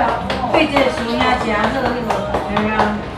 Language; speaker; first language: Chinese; native; Chinese